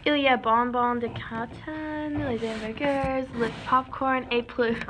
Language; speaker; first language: French; non-native, learner; English